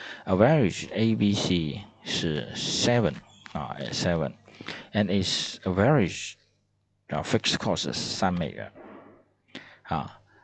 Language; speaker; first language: English; non-native, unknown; Chinese